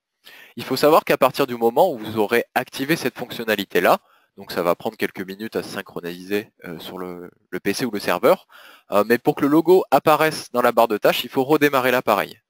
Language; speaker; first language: French; native; French